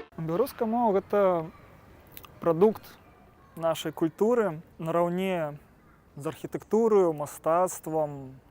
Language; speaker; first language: Belarusian; non-native, local second language; Russian